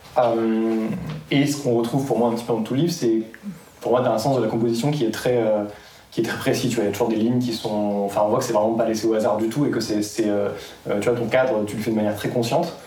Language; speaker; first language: French; native; French